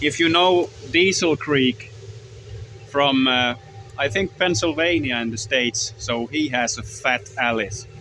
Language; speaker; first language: English; non-native, learner; Swedish